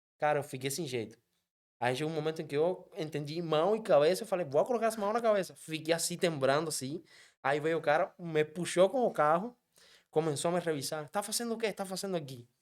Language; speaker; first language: Portuguese; non-native, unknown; Spanish